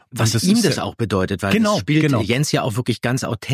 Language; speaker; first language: German; native; German